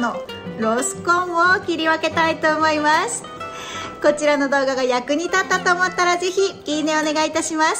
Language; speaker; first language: Japanese; native; Japanese